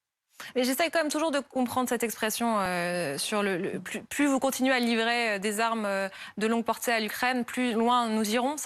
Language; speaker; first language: French; native; French